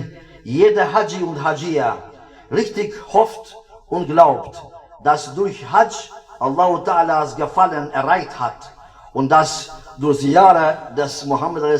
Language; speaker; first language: German; non-native, learner; Albanian